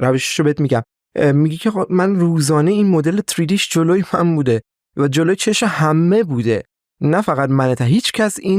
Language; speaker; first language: Persian; native; Persian